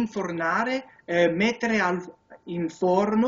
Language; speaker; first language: Italian; non-native, learner; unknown